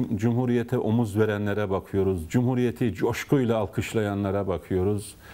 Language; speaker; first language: Turkish; native; Turkish